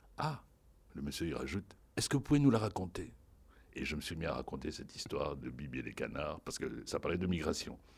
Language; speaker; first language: French; non-native, local second language; Lingala